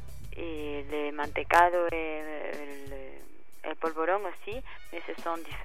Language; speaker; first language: French; non-native, learner; Spanish